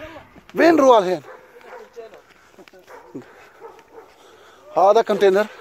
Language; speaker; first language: Arabic; non-native, learner; Urdu